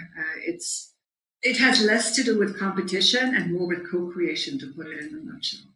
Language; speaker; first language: English; non-native, fluent; German